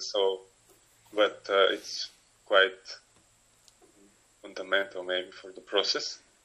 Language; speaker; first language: English; non-native, fluent; Bulgarian